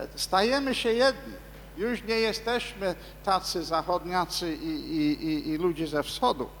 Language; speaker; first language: Polish; non-native, fluent; English